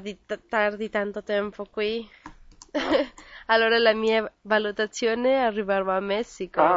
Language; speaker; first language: Italian; non-native, learner; Spanish